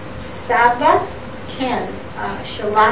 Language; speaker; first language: Hebrew; non-native, learner; English